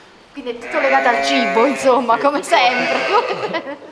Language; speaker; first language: Italian; native; Italian